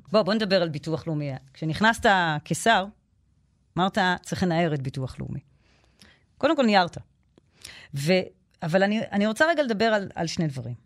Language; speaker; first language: Hebrew; native; Hebrew